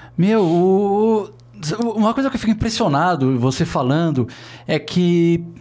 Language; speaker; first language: Portuguese; native; Portuguese